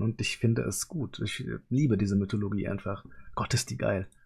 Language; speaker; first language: German; native; German